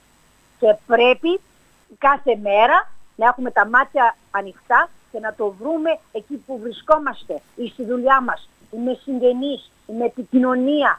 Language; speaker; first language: Greek; early bilingual, heritage; English